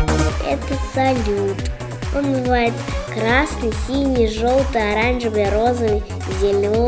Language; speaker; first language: Russian; native; Russian